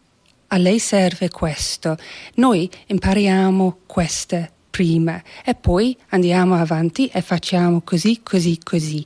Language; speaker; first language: Italian; non-native, fluent; English